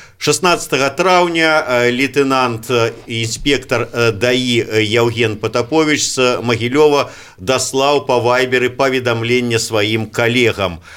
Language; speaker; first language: Belarusian; native; Belarusian